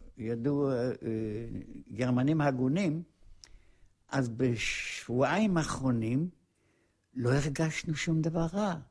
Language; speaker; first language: Hebrew; non-native, fluent; Polish